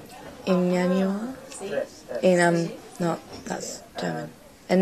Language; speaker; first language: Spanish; non-native, learner; English